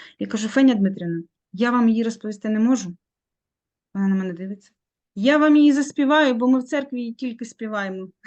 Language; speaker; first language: Ukrainian; native; Ukrainian